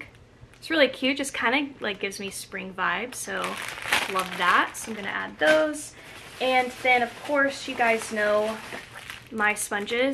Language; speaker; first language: English; native; English